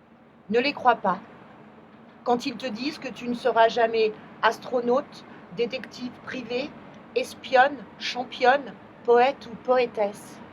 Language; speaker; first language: French; native; French